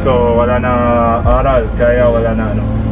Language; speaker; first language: Filipino; non-native, learner; Arabic